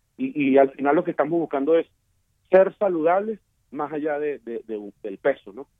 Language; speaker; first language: Spanish; native; Spanish